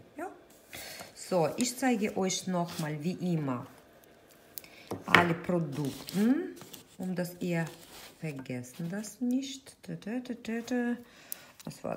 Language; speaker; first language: German; non-native, fluent; Russian